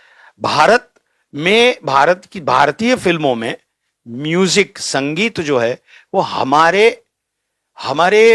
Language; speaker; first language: Hindi; native; Hindi